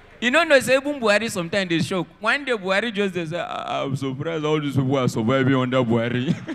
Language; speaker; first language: Nigerian Pidgin; non-native, local second language; Hausa